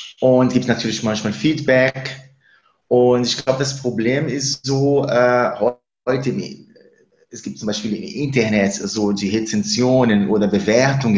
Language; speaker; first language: German; non-native, fluent; Spanish